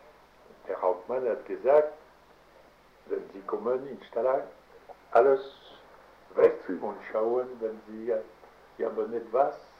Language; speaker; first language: German; non-native, learner; French